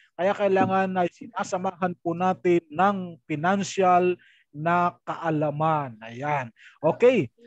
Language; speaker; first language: Filipino; native; Filipino